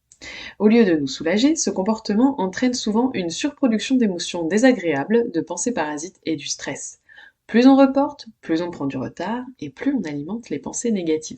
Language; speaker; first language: French; native; French